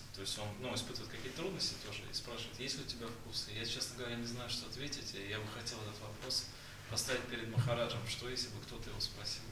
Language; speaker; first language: Russian; native; Russian